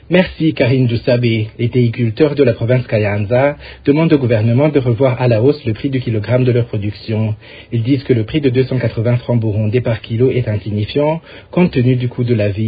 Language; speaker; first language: French; non-native, local second language; Rundi